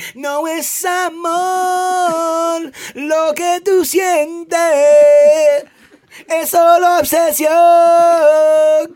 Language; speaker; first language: Spanish; early bilingual, heritage; Spanish